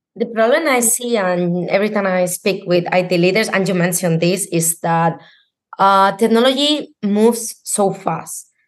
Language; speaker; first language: English; non-native, fluent; Spanish